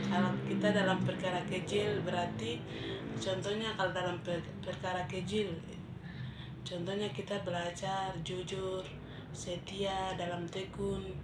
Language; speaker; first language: Indonesian; non-native, local second language; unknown